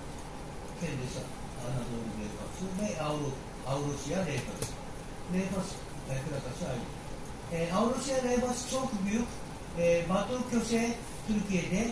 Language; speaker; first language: Turkish; non-native, learner; Japanese